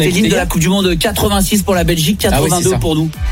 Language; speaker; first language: French; native; French